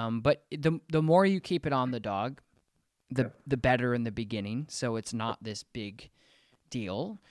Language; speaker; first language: English; native; English